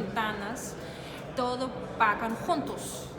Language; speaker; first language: Spanish; non-native, learner; Danish